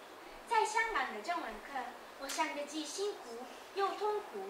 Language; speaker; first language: Chinese; non-native, fluent; Japanese